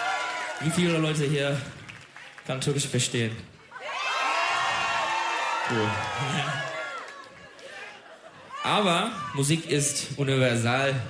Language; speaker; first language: German; non-native, learner; Turkish